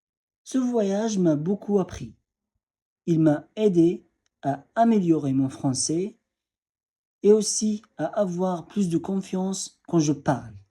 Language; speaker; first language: French; non-native, fluent; Arabic